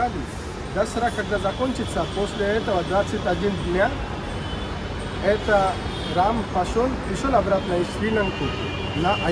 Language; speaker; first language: Russian; non-native, learner; Marathi